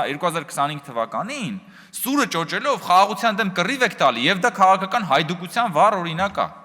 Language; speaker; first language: Armenian; native; Armenian